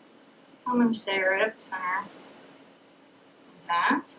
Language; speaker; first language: English; native; English